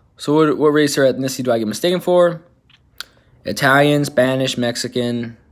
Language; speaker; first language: English; native; English